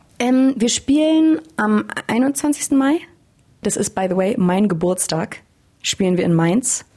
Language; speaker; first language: German; native; German